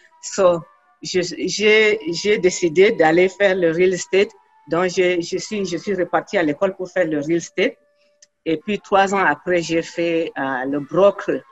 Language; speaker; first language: French; non-native, local second language; Fula